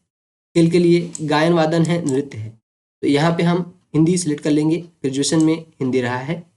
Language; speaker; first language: Hindi; native; Hindi